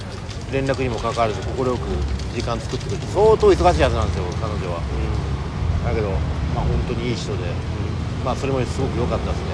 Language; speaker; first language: Japanese; native; Japanese